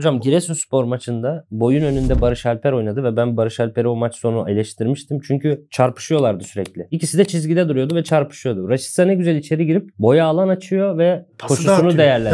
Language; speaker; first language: Turkish; native; Turkish